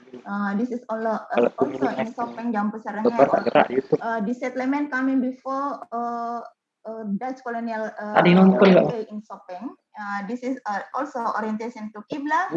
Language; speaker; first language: English; non-native, learner; Indonesian